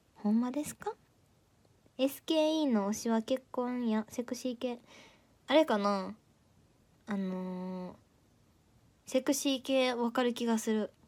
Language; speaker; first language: Japanese; native; Japanese